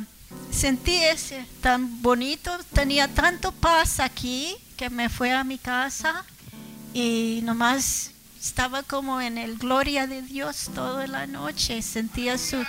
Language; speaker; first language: Spanish; early bilingual, heritage; English